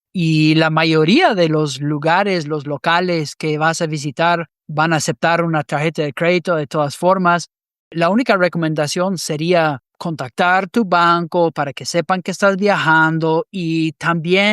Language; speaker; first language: Spanish; non-native, fluent; English